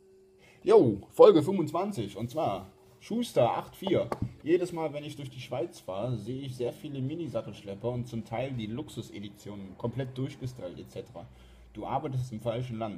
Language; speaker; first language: German; native; German